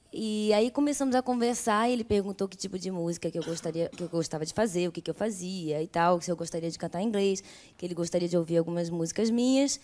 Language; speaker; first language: Portuguese; early bilingual, other home language; Italian